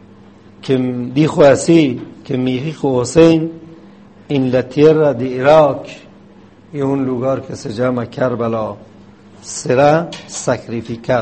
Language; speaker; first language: Spanish; non-native, fluent; Persian